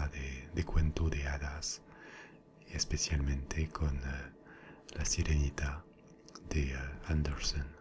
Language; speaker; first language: Spanish; non-native, fluent; French